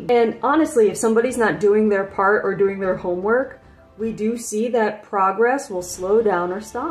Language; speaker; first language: English; native; English